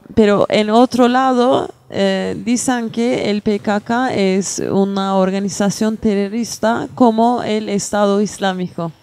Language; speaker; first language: Spanish; non-native, fluent; Turkish